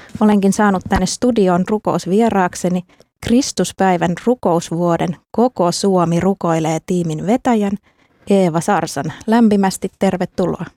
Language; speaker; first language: Finnish; native; Finnish